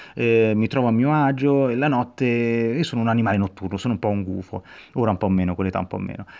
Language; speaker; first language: Italian; native; Italian